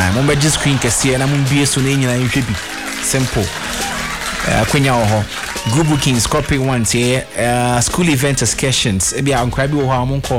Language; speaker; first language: English; non-native, local second language; Ewe